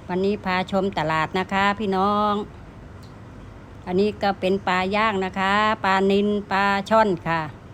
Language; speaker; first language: Thai; native; Thai